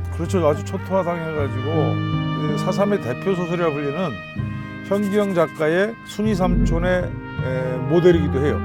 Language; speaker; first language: Korean; native; Korean